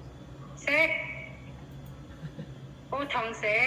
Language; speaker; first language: Cantonese; non-native, learner; Indonesian